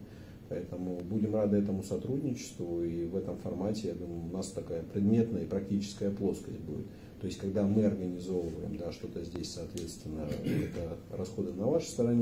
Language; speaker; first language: Russian; native; Russian